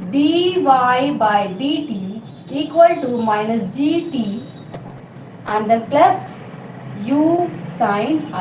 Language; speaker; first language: English; non-native, local second language; Hindi